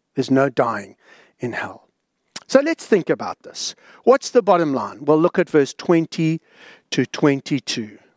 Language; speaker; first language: English; native; English